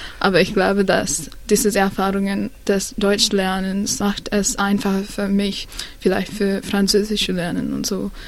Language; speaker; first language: German; non-native, learner; Sinhala